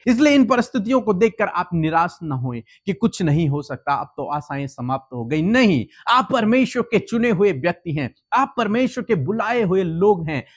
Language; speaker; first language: Hindi; native; Hindi